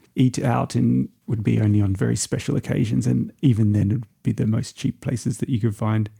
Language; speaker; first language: English; native; English